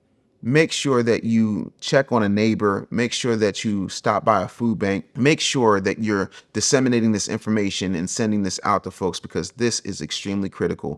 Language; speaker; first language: English; native; English